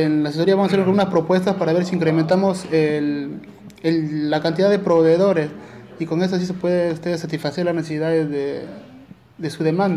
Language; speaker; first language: Spanish; native; Spanish